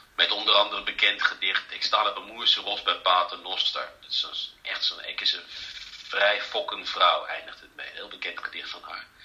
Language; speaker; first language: Dutch; native; Dutch